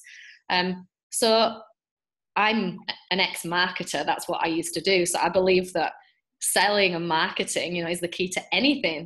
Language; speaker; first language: English; native; English